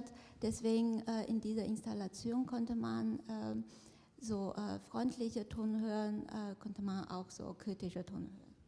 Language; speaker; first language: German; non-native, fluent; Chinese